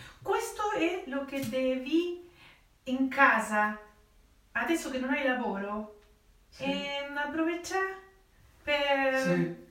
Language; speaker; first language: Italian; non-native, learner; Spanish